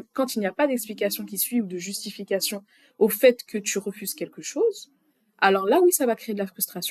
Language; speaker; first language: French; native; French